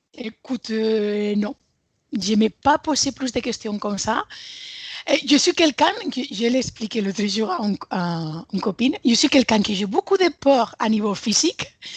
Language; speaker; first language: French; non-native, fluent; Spanish